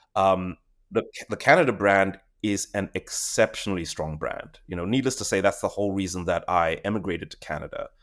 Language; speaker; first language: English; non-native, local second language; Shona